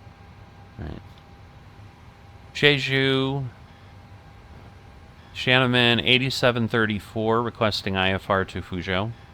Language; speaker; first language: English; native; English